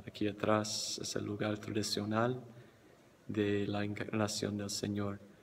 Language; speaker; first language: Spanish; non-native, fluent; English